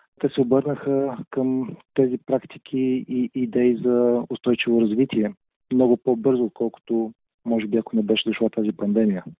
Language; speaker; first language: Bulgarian; native; Bulgarian